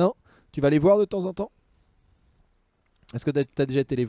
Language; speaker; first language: French; native; French